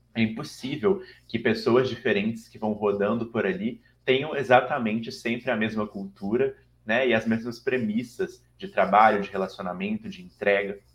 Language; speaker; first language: Portuguese; native; Portuguese